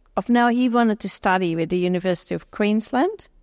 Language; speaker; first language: English; non-native, fluent; Dutch